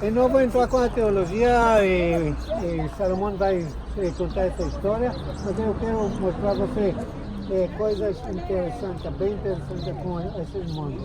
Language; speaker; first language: Portuguese; non-native, learner; Hebrew